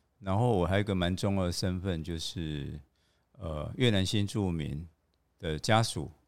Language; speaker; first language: Chinese; native; Chinese